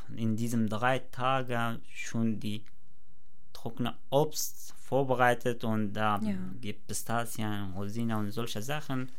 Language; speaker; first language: German; non-native, learner; Persian